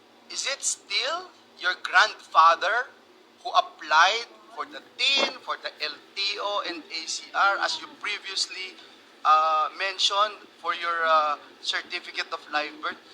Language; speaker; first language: English; non-native, local second language; Filipino